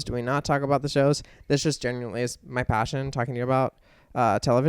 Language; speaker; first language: English; native; English